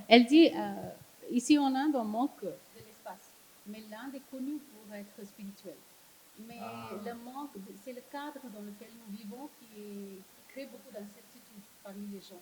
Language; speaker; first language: French; non-native, fluent; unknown